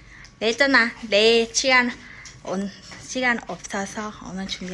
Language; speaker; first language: Korean; non-native, local second language; Vietnamese